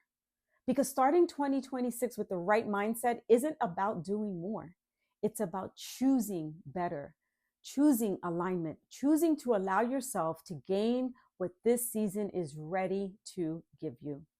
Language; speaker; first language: English; native; English